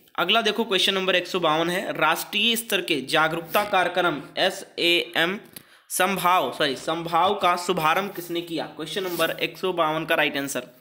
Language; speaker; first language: Hindi; native; Hindi